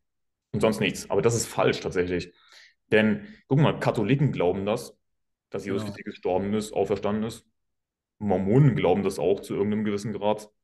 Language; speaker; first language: German; native; German